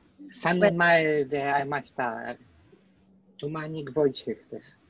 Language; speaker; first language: Japanese; non-native, learner; Polish